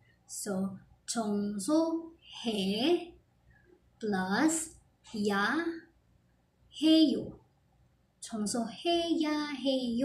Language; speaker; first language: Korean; non-native, fluent; Filipino